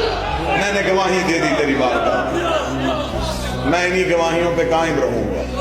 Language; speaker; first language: Urdu; native; Urdu